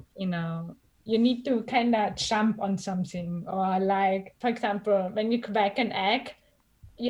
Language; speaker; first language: English; non-native, fluent; German